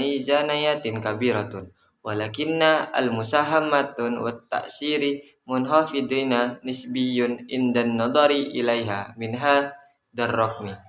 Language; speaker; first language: Arabic; non-native, learner; Indonesian